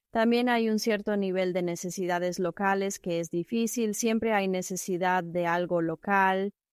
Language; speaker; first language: Spanish; non-native, fluent; Chinese